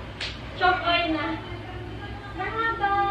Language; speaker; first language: Turkish; non-native, learner; Filipino